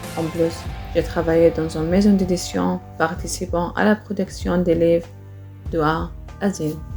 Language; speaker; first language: French; non-native, learner; Arabic